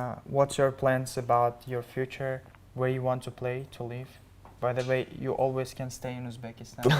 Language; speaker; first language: English; non-native, learner; Uzbek